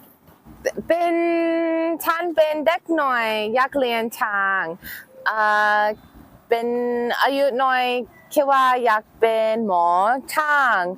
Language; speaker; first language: Thai; non-native, learner; English